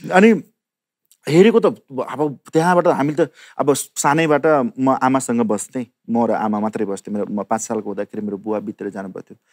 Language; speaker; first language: Nepali; non-native, local second language; Maithili